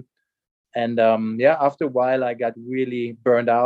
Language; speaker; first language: English; non-native, fluent; German